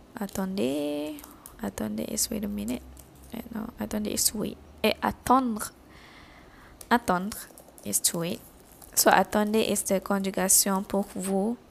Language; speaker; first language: French; non-native, fluent; Malay